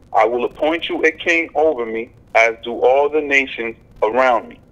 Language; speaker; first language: English; native; English